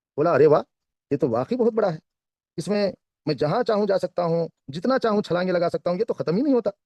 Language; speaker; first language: Hindi; non-native, local second language; Kannada